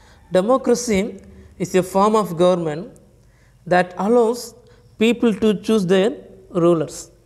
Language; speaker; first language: English; non-native, local second language; Tamil